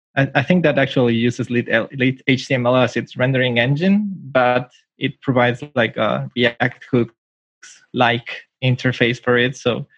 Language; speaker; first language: English; non-native, fluent; Spanish